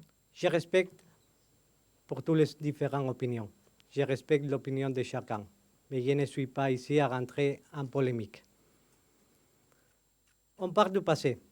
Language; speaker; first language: French; non-native, fluent; Spanish